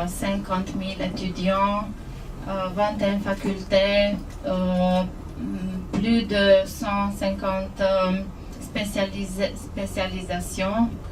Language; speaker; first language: French; non-native, fluent; Romanian